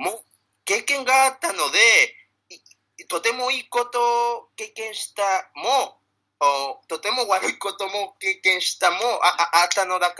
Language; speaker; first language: Japanese; non-native, learner; Spanish